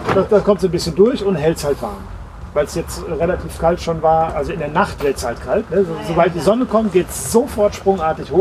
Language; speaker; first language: German; native; German